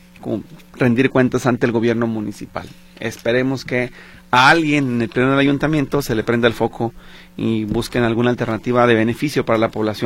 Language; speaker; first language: Spanish; native; Spanish